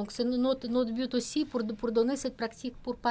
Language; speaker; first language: French; non-native, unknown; Russian